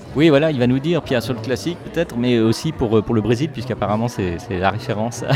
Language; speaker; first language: French; native; French